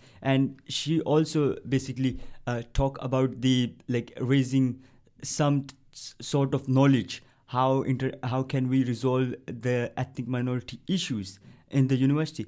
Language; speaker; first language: English; non-native, local second language; Punjabi